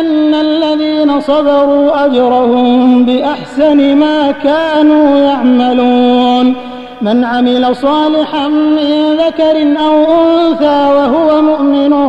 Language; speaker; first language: Arabic; native; Arabic